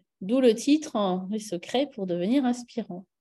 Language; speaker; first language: French; native; French